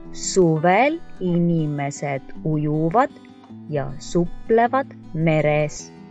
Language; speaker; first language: Estonian; non-native, local second language; Russian